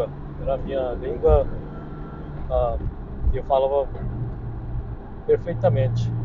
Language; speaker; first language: Portuguese; early bilingual, heritage; Korean